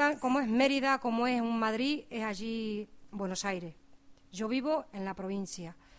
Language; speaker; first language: Spanish; native; Spanish